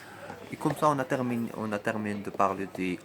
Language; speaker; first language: French; non-native, learner; Arabic